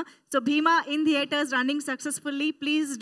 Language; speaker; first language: Telugu; native; Telugu